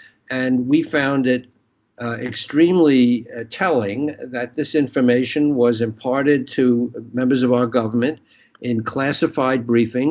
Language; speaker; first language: English; native; English